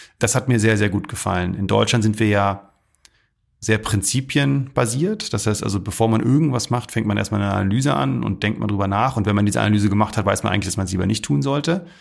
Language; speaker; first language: German; early bilingual, other home language; Arabic